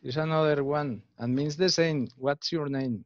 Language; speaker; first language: English; non-native, fluent; Spanish